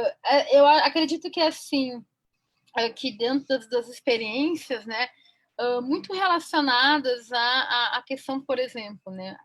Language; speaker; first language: Portuguese; native; Portuguese